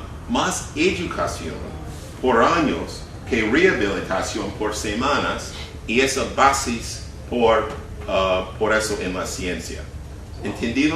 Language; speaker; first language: Spanish; non-native, fluent; English